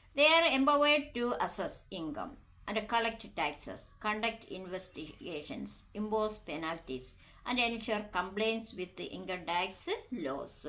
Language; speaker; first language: English; non-native, local second language; Malayalam